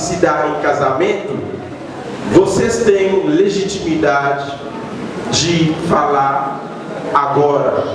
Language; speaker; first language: Portuguese; non-native, local second language; Haitian Creole